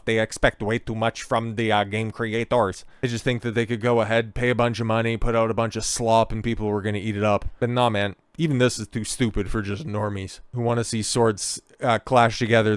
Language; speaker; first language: English; native; English